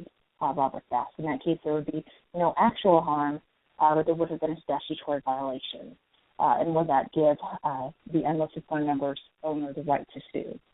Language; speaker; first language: English; native; English